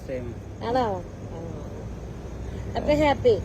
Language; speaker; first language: Malayalam; native; Malayalam